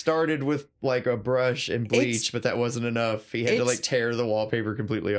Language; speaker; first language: English; native; English